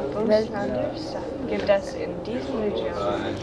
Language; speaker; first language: German; non-native, learner; English